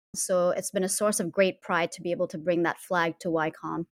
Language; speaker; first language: English; non-native, fluent; Indonesian